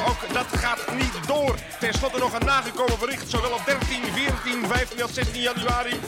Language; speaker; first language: Dutch; native; Dutch